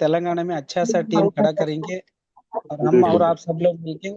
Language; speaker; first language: Hindi; non-native, local second language; Telugu